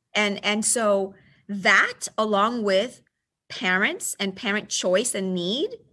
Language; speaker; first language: English; early bilingual, other home language; Spanish